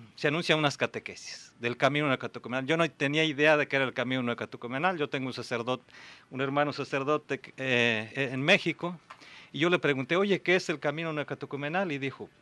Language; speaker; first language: Spanish; native; Spanish